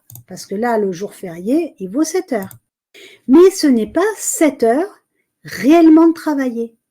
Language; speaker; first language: French; native; French